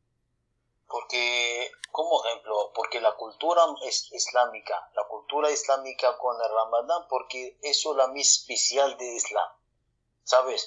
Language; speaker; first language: Spanish; non-native, learner; Arabic